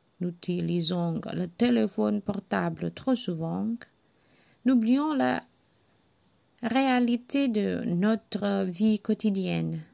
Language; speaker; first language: French; non-native, learner; Javanese